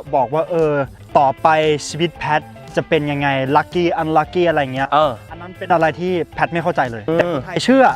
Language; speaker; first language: Thai; non-native, fluent; German